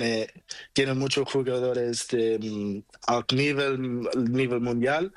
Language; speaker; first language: Spanish; non-native, learner; Portuguese